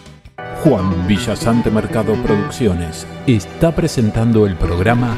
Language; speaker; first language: Spanish; native; Spanish